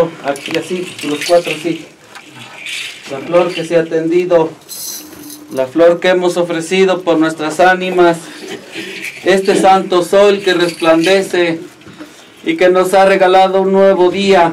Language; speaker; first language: Spanish; native; Spanish